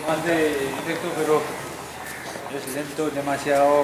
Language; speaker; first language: Spanish; non-native, fluent; Nepali